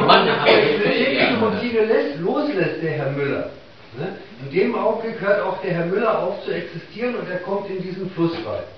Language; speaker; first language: German; native; German